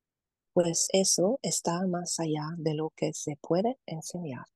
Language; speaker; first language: Spanish; non-native, fluent; German